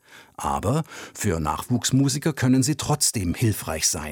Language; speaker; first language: German; native; German